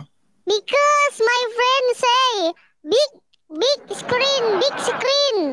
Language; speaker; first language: English; non-native, learner; Indonesian